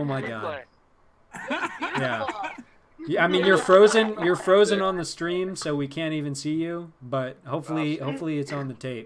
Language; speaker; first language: English; native; English